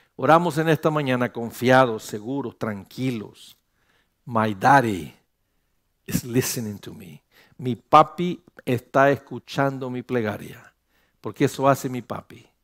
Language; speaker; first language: Spanish; early bilingual, heritage; Spanish